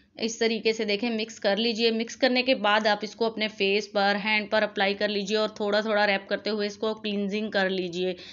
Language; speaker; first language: Urdu; native; Urdu